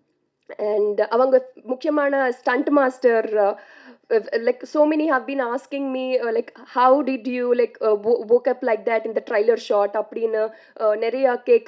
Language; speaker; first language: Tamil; non-native, learner; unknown